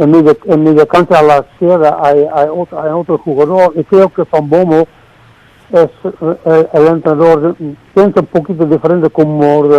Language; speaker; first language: Spanish; non-native, fluent; Dutch